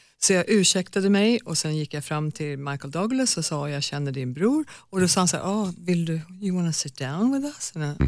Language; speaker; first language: Swedish; native; Swedish